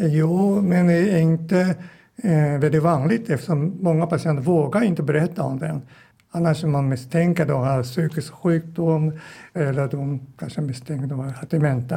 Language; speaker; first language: Swedish; non-native, fluent; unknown